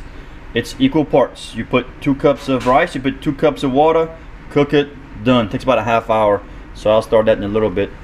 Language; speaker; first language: English; native; English